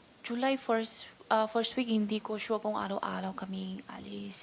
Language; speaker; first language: Filipino; non-native, learner; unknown